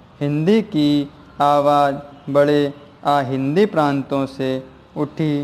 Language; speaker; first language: Hindi; native; Hindi